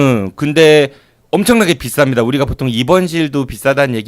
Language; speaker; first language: Korean; native; Korean